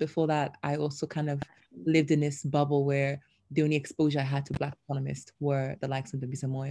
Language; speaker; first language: English; native; English